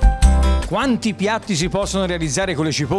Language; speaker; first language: Italian; native; Italian